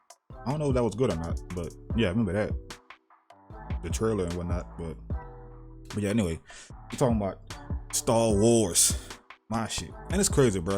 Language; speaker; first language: English; native; English